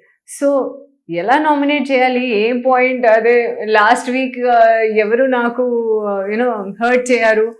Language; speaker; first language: Telugu; non-native, local second language; Hindi